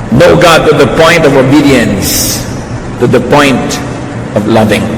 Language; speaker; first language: English; non-native, local second language; Filipino